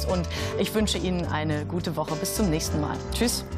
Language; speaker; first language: German; native; German